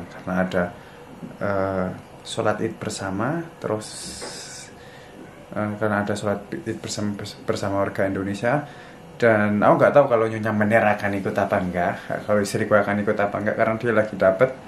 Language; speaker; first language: Indonesian; non-native, local second language; Javanese